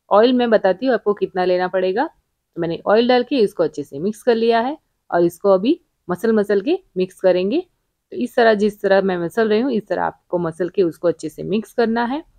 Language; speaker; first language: Hindi; non-native, local second language; Gujarati